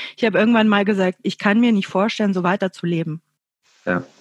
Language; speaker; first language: German; native; German